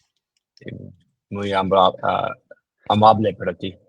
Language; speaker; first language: Spanish; non-native, learner; English